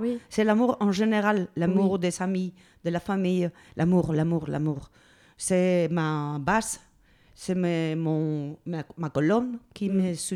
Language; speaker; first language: French; non-native, fluent; Spanish